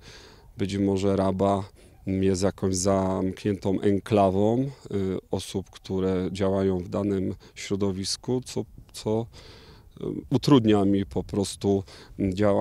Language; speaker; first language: Polish; native; Polish